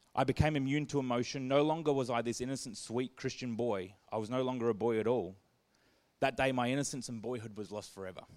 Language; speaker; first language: English; native; English